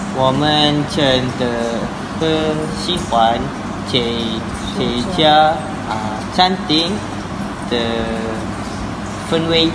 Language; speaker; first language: Chinese; non-native, learner; Malay